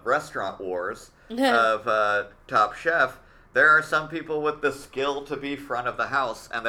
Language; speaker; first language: English; native; English